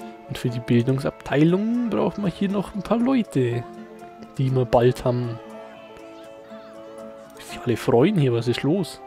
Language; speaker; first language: German; native; German